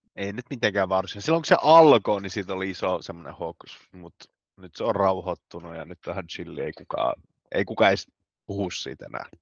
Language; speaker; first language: Finnish; early bilingual, other home language; Bosnian